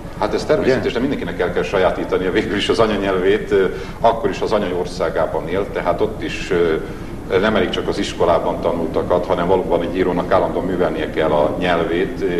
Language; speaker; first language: Hungarian; non-native, local second language; Serbian